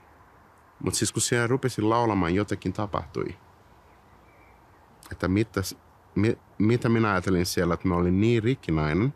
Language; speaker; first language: Finnish; non-native, fluent; Portuguese